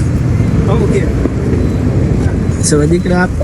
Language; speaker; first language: English; non-native, local second language; Filipino